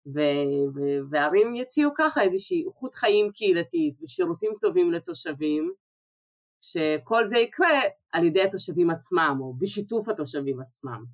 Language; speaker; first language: Hebrew; early bilingual, other home language; Russian